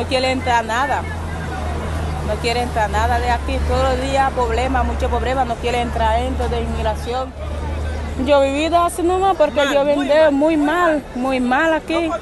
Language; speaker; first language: Spanish; non-native, learner; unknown